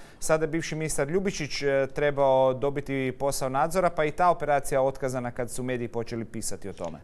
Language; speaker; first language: Croatian; native; Croatian